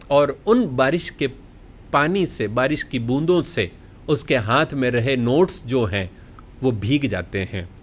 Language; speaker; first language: Hindi; non-native, local second language; Gujarati